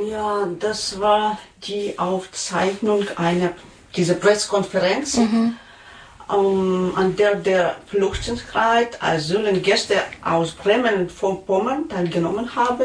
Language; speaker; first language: German; non-native, learner; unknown